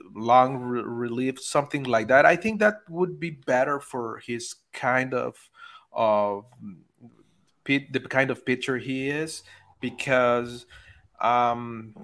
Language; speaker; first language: English; non-native, fluent; Spanish